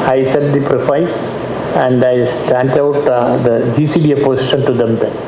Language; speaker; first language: English; non-native, local second language; Malayalam